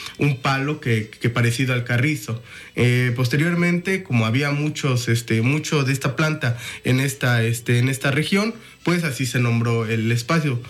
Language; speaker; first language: Spanish; non-native, local second language; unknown